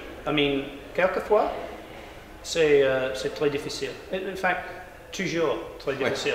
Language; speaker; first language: French; non-native, learner; English